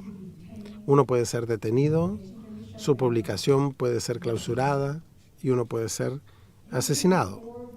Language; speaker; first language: Spanish; native; Spanish